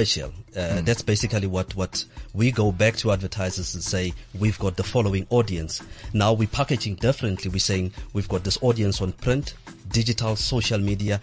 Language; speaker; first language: English; non-native, local second language; Southern Sotho